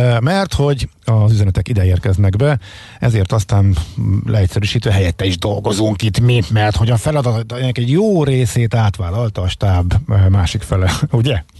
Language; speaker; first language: Hungarian; native; Hungarian